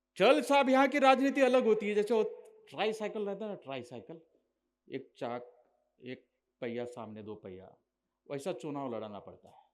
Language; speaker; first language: Hindi; non-native, local second language; Marathi